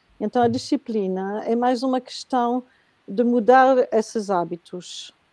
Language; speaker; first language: Portuguese; non-native, fluent; Spanish